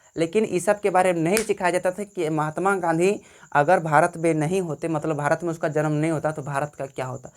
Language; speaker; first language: Hindi; native; Hindi